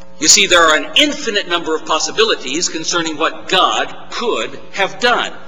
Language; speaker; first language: English; native; English